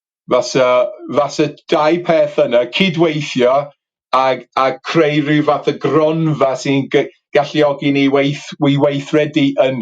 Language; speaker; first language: Welsh; native; Welsh